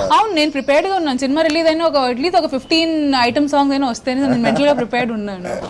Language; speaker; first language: Telugu; non-native, local second language; Hindi